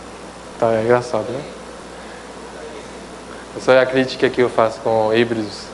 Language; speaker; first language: Portuguese; non-native, fluent; French